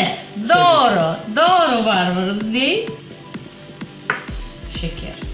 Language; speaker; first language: Turkish; non-native, learner; Russian